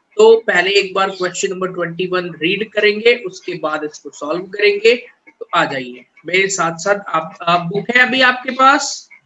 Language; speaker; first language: Hindi; native; Hindi